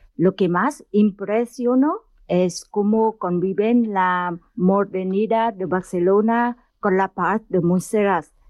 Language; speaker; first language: Spanish; non-native, fluent; Vietnamese